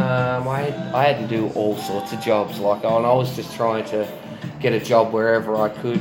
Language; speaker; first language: English; native; English